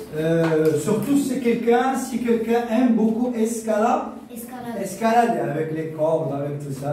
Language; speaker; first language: French; non-native, local second language; Arabic